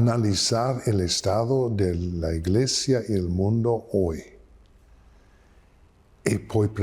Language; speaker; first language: Spanish; non-native, fluent; English